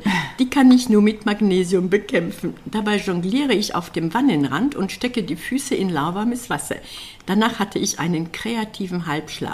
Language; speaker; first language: German; native; German